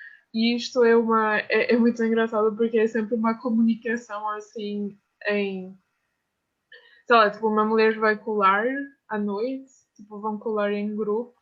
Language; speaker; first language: Portuguese; non-native, fluent; French